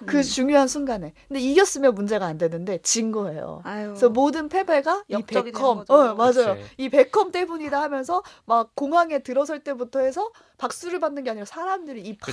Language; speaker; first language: Korean; native; Korean